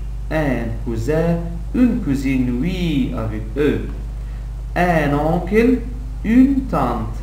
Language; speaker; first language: French; non-native, local second language; Arabic